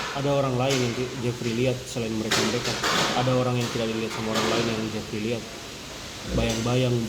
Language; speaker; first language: Indonesian; native; Indonesian